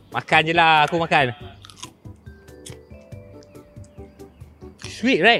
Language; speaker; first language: English; non-native, local second language; Malay